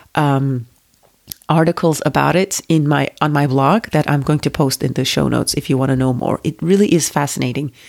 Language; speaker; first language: English; non-native, fluent; Turkish